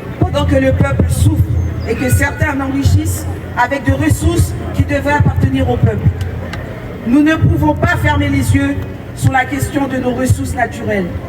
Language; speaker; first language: French; non-native, local second language; Haitian Creole